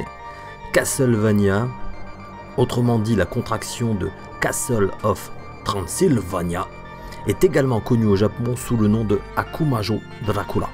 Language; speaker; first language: French; native; French